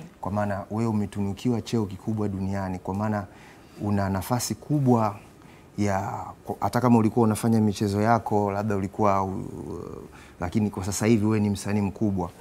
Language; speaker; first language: Swahili; native; Swahili